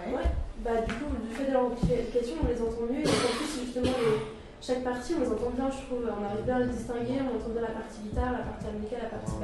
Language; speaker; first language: French; native; French